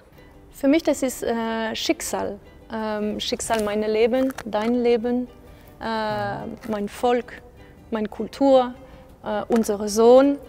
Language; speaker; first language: German; non-native, learner; French